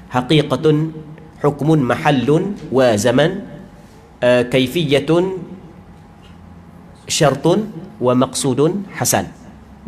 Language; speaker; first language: Arabic; non-native, fluent; Malay